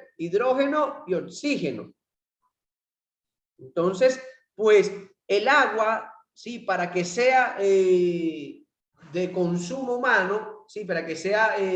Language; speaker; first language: Spanish; native; Spanish